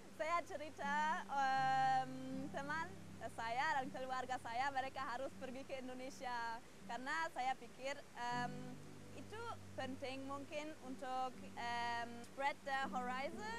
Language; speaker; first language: Indonesian; non-native, learner; German